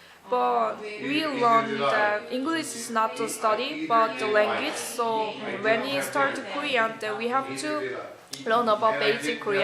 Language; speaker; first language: English; non-native, learner; Korean